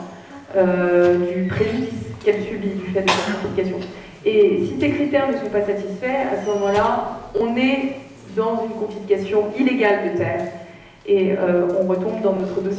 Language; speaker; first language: French; native; French